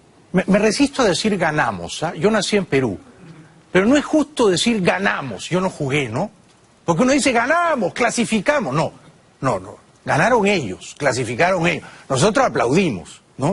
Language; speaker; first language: Spanish; native; Spanish